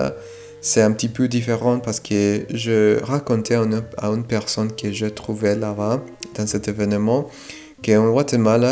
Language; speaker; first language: French; non-native, fluent; Spanish